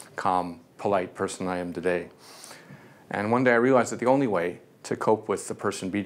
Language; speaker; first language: English; native; English